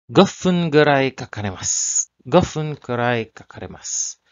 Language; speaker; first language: Japanese; non-native, learner; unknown